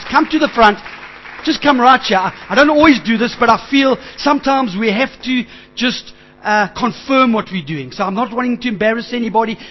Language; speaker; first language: English; native; English